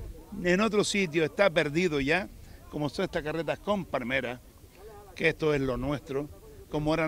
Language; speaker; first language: Spanish; native; Spanish